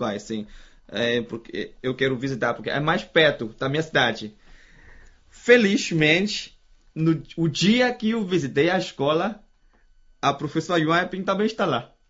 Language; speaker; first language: Portuguese; non-native, fluent; Chinese